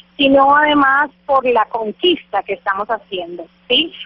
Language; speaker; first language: Spanish; native; Spanish